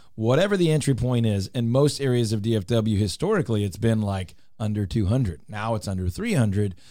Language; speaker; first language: English; native; English